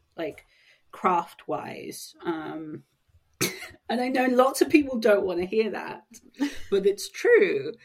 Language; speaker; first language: English; native; English